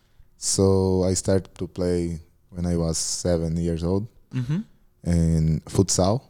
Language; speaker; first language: English; non-native, learner; Portuguese